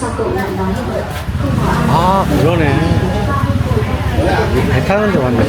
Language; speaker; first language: Korean; native; Korean